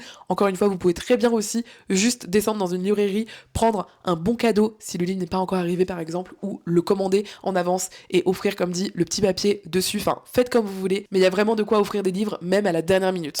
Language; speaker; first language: French; native; French